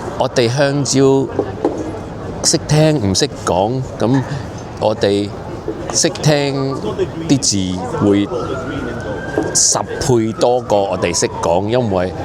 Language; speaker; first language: Cantonese; early bilingual, heritage; English